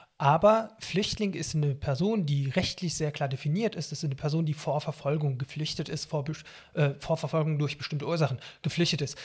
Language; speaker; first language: German; non-native, fluent; Arabic